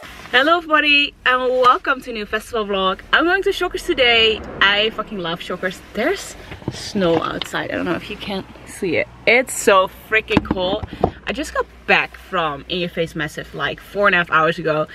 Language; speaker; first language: English; non-native, fluent; Dutch